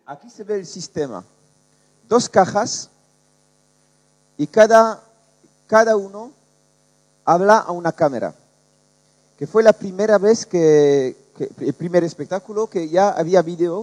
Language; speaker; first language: Spanish; non-native, learner; French